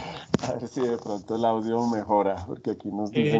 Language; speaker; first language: Spanish; native; Spanish